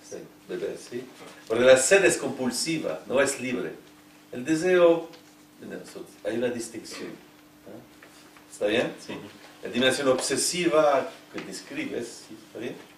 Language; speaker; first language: Spanish; non-native, fluent; French